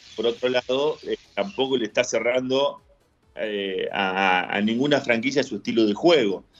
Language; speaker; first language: Spanish; native; Spanish